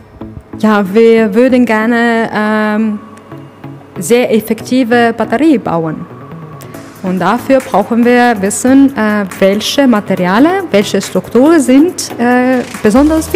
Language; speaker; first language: German; non-native, learner; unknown